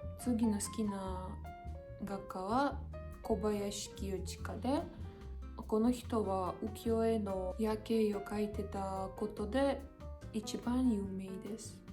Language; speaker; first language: Japanese; non-native, learner; Georgian